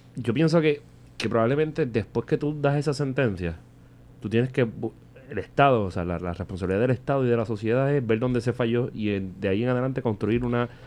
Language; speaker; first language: Spanish; native; Spanish